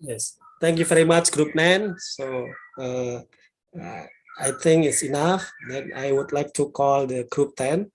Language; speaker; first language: English; non-native, learner; Indonesian